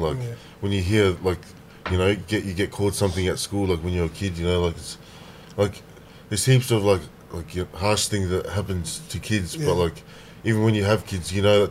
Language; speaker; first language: English; native; English